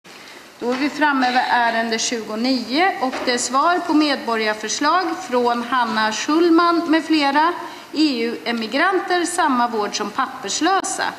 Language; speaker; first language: Swedish; native; Swedish